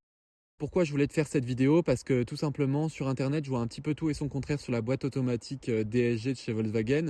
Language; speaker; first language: French; native; French